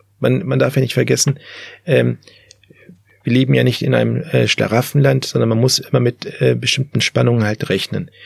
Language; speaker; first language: German; early bilingual, other home language; Turkish